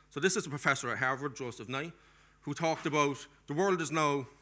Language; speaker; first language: English; native; English